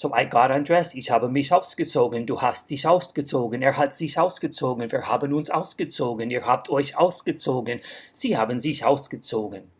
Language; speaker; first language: German; non-native, fluent; English